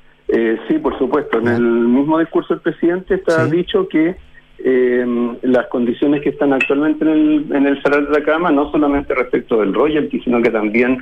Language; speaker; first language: Spanish; native; Spanish